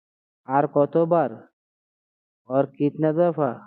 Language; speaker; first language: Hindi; non-native, learner; Bangla